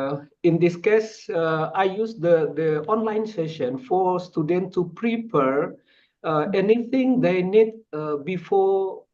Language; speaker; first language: English; non-native, fluent; Indonesian